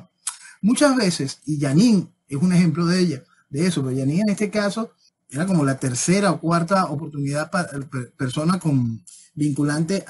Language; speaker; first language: Spanish; native; Spanish